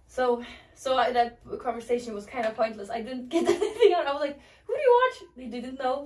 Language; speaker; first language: English; non-native, fluent; Swedish